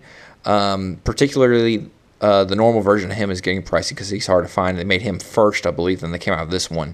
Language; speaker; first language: English; native; English